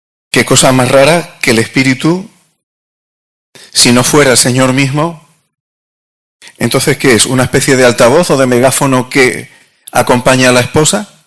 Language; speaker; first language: Spanish; native; Spanish